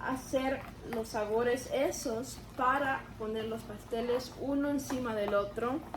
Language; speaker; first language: Spanish; early bilingual, other home language; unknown